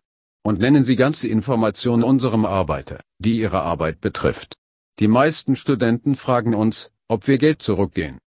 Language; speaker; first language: German; non-native, learner; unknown